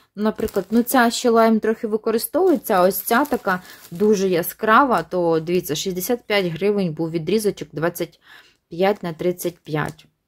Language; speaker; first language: Ukrainian; non-native, local second language; Russian